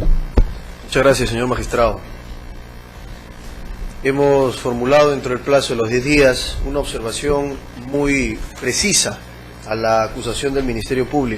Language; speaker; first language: Spanish; native; Spanish